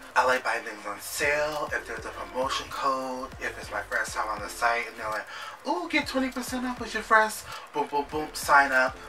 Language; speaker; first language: English; native; English